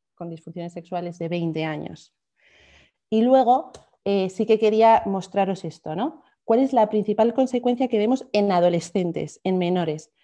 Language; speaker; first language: Spanish; native; Spanish